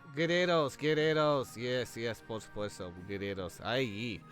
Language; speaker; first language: Spanish; non-native, learner; English